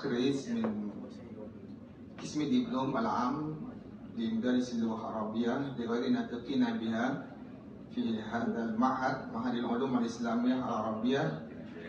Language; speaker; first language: Arabic; non-native, fluent; Indonesian